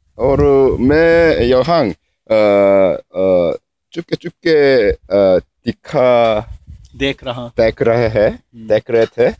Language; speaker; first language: Hindi; non-native, learner; Korean